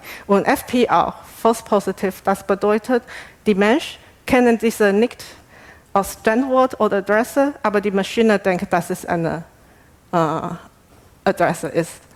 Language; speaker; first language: German; non-native, learner; Chinese